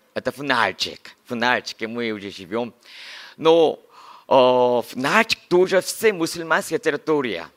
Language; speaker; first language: Russian; non-native, learner; Korean